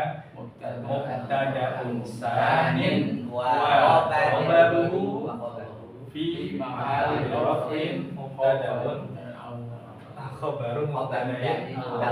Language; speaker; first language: Arabic; non-native, fluent; Indonesian